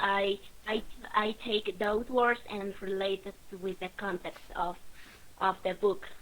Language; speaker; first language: English; non-native, learner; Spanish